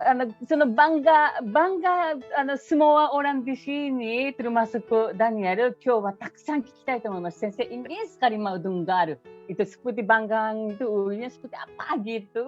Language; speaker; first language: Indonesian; non-native, fluent; Japanese